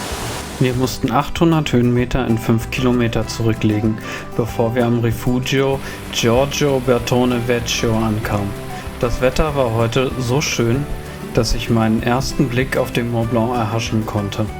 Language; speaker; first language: German; native; German